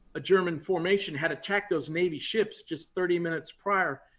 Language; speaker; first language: English; native; English